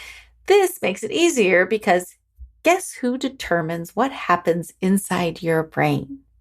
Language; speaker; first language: English; native; English